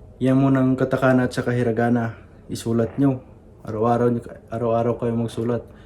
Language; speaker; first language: Filipino; native; Filipino